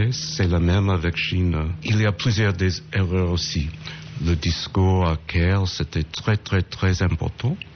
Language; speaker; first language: French; non-native, fluent; English